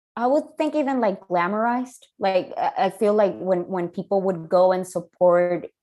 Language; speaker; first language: English; non-native, fluent; Spanish